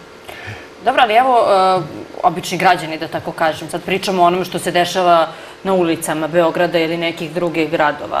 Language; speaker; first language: Serbian; native; Serbian